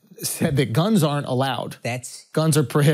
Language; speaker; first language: English; native; English